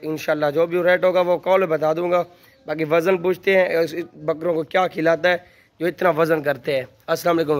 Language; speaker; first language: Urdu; non-native, local second language; Saraiki